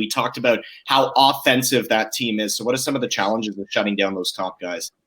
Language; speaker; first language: English; native; English